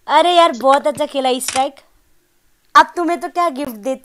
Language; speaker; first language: Hindi; non-native, local second language; Nepali